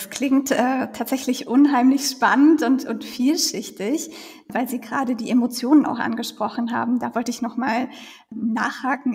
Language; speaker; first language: German; native; German